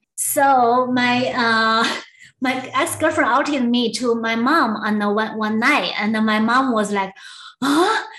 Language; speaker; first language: English; non-native, learner; Chinese